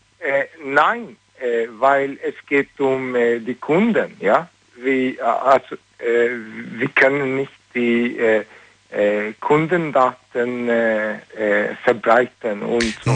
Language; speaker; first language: German; non-native, learner; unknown